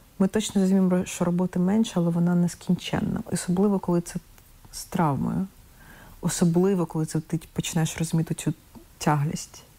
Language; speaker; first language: Ukrainian; non-native, local second language; Russian